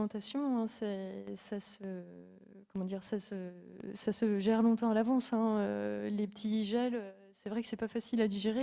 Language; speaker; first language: French; native; French